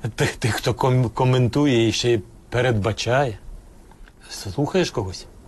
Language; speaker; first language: Ukrainian; native; Ukrainian